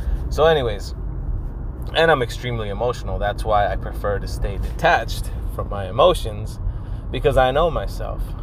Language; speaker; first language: English; early bilingual, other home language; Spanish